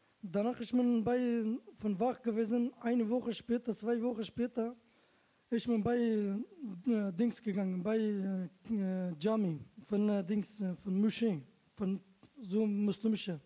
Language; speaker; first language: German; non-native, learner; Turkish